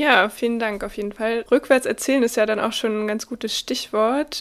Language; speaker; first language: German; native; German